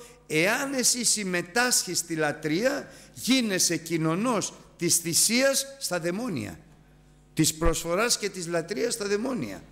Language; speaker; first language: Greek; native; Greek